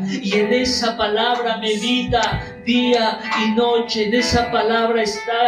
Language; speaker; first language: Spanish; native; Spanish